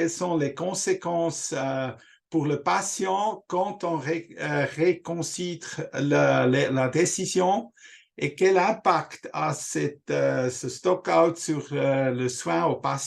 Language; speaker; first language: French; non-native, local second language; German